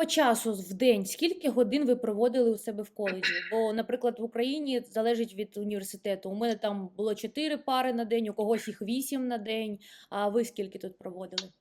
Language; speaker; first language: Ukrainian; native; Ukrainian